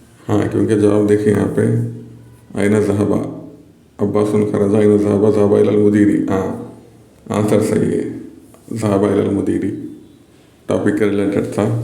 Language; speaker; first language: Urdu; native; Urdu